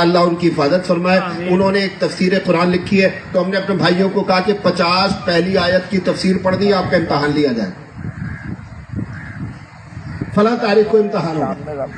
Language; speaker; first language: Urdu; non-native, local second language; Punjabi